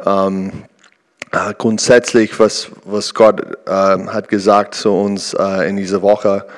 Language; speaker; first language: German; non-native, learner; English